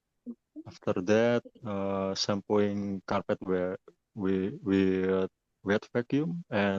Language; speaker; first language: English; non-native, learner; Indonesian